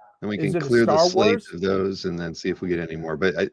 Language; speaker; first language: English; native; English